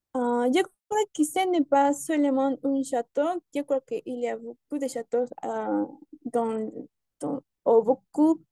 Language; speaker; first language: French; non-native, learner; Spanish